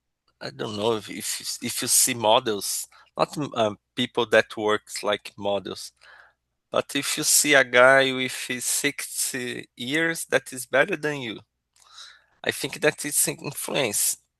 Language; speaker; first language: English; non-native, learner; Portuguese